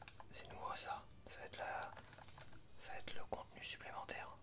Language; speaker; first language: French; native; French